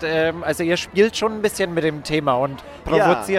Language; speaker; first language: German; native; German